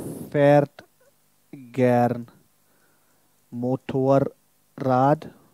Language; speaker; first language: German; non-native, fluent; Hindi